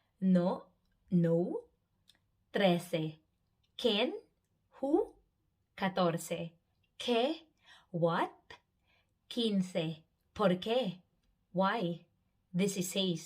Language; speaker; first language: Spanish; non-native, learner; Filipino